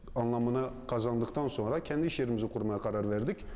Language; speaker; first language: Turkish; native; Turkish